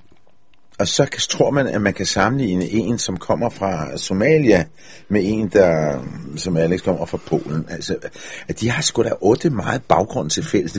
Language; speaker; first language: Danish; non-native, fluent; Hebrew